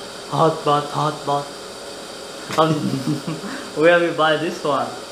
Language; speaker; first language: English; non-native, learner; Vietnamese